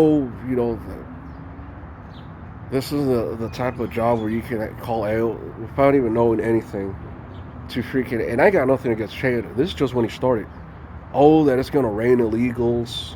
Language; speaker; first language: English; native; English